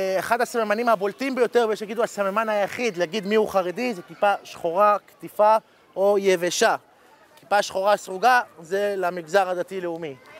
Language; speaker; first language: Hebrew; early bilingual, other home language; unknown